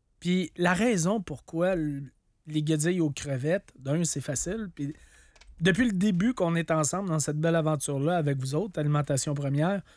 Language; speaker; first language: French; native; French